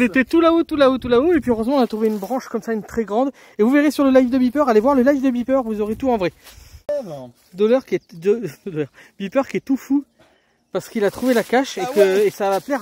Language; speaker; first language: French; native; French